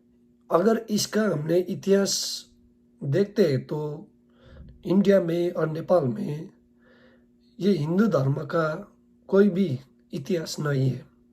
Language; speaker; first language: Hindi; non-native, learner; Nepali